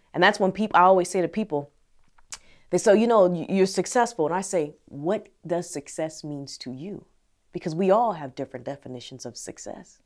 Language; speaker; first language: English; native; English